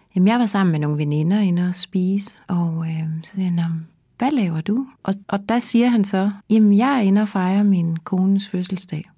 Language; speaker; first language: Danish; native; Danish